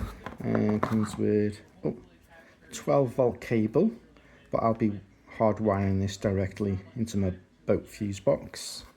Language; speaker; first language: English; native; English